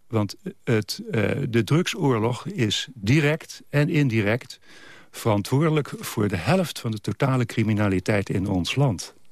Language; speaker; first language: Dutch; native; Dutch